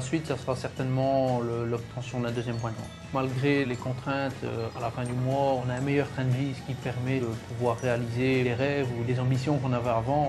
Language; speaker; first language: French; native; French